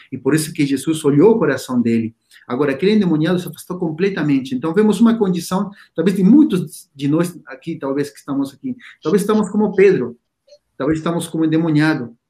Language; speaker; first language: Portuguese; non-native, fluent; Spanish